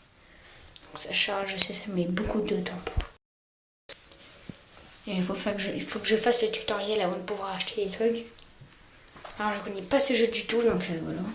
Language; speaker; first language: French; native; French